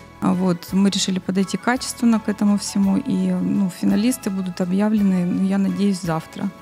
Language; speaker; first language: Russian; native; Russian